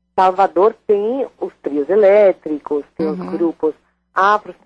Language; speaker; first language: Portuguese; non-native, fluent; Spanish